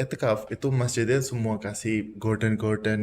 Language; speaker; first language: Indonesian; non-native, fluent; Punjabi